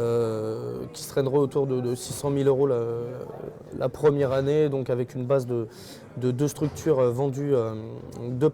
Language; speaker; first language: French; native; French